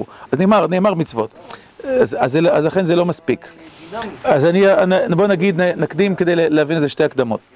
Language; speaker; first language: Hebrew; native; Hebrew